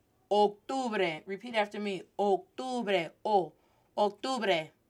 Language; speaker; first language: Spanish; non-native, fluent; English